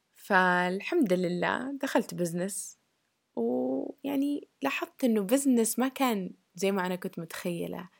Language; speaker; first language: Arabic; early bilingual, heritage; Arabic